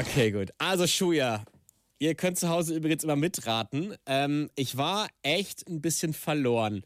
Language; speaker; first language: German; native; German